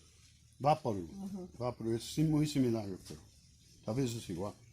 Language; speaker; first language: Spanish; non-native, learner; English